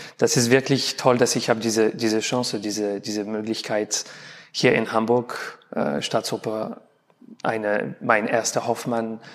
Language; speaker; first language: German; non-native, learner; French